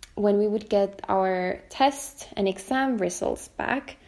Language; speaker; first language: English; non-native, fluent; Finnish